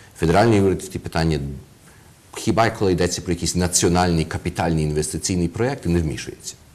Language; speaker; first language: Ukrainian; early bilingual, heritage; Ukrainian